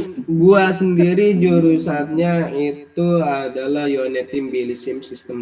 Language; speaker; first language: Indonesian; native; Indonesian